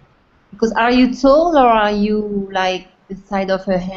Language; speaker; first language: English; non-native, fluent; French